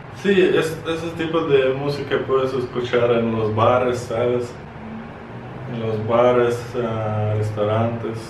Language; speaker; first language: Spanish; non-native, fluent; Russian